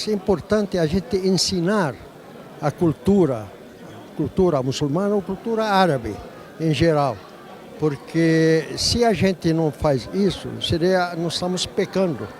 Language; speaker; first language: Portuguese; non-native, fluent; Arabic